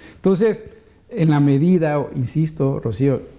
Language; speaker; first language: Spanish; native; Spanish